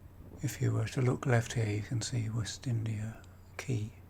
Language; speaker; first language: English; native; English